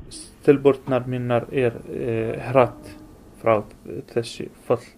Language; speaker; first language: Icelandic; non-native, learner; Arabic